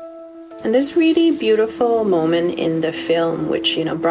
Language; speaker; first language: English; non-native, local second language; Cantonese